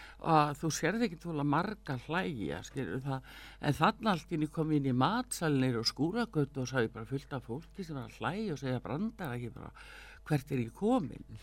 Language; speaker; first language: Icelandic; early bilingual, heritage; Icelandic